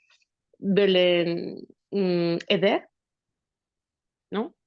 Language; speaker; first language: French; non-native, learner; Spanish